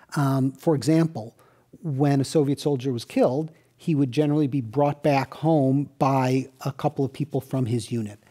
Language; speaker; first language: English; native; English